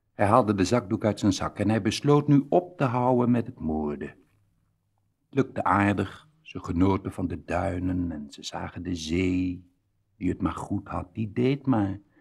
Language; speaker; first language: Dutch; native; Dutch